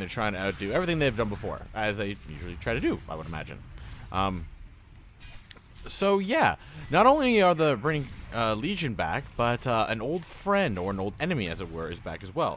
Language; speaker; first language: English; native; English